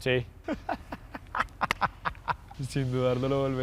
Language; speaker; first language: Spanish; native; Spanish